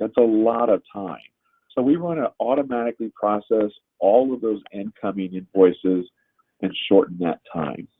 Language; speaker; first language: English; native; English